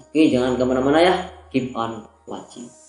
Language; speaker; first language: Indonesian; native; Indonesian